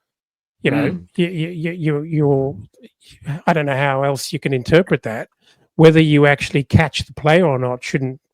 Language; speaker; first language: English; native; English